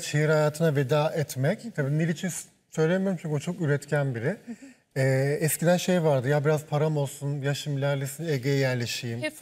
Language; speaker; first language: Turkish; native; Turkish